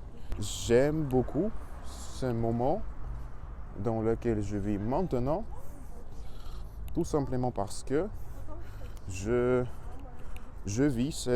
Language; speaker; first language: French; non-native, learner; Russian